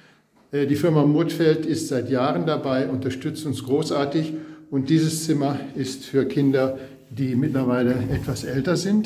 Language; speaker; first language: German; native; German